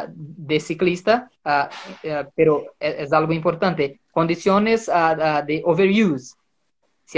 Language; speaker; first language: Spanish; non-native, fluent; Portuguese